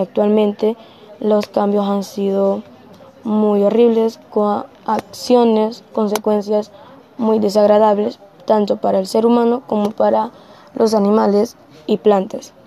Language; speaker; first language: Spanish; native; Spanish